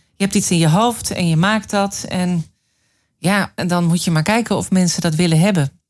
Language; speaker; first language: Dutch; native; Dutch